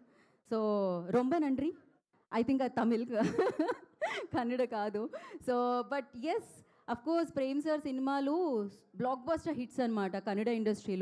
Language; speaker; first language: Telugu; native; Telugu